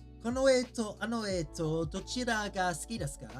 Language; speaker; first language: Japanese; non-native, learner; English